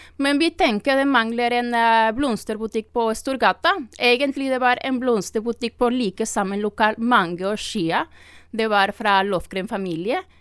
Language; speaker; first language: Norwegian; non-native, learner; Spanish